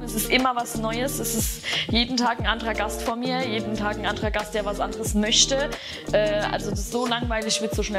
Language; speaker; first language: German; native; German